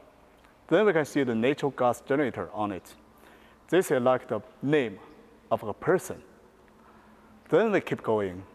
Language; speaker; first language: English; non-native, fluent; Chinese